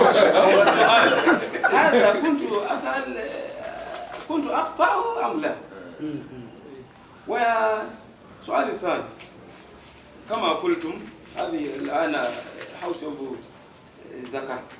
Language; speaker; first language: Arabic; non-native, learner; Ganda